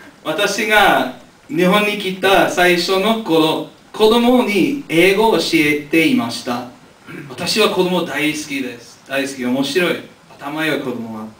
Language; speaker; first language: Japanese; non-native, learner; English